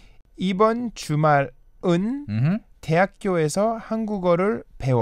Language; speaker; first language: Korean; non-native, learner; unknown